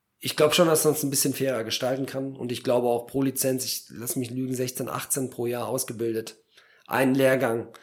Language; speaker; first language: German; early bilingual, other home language; Polish